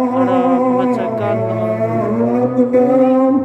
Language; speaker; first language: Indonesian; native; Indonesian